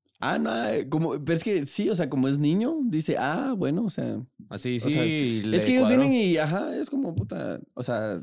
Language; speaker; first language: Spanish; native; Spanish